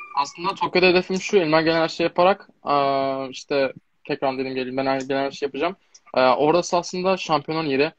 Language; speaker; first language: Turkish; native; Turkish